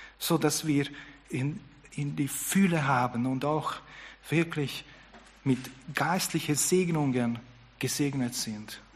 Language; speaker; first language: German; non-native, fluent; Hungarian